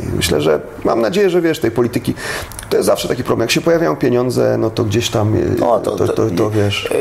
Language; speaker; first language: Polish; native; Polish